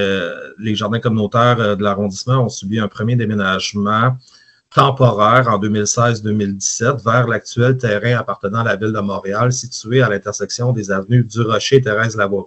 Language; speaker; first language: French; native; French